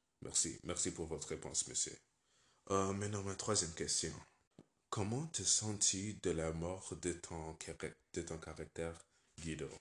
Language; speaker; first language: French; non-native, learner; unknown